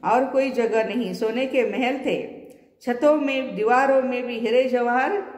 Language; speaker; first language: Hindi; non-native, local second language; Marathi